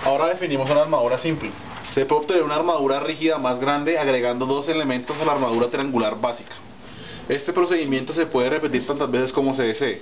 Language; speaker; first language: Spanish; native; Spanish